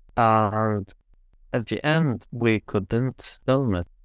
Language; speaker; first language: English; non-native, fluent; Arabic